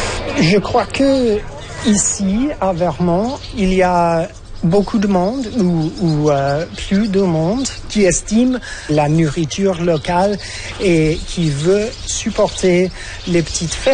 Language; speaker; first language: French; non-native, learner; English